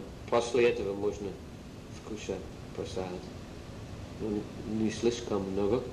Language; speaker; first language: Russian; non-native, learner; English